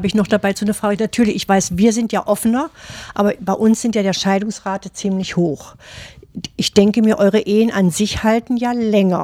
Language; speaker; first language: German; native; German